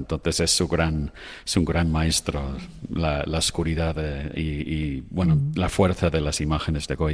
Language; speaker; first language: Spanish; non-native, fluent; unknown